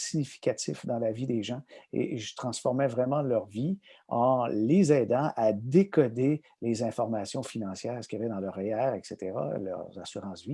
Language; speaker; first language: French; native; French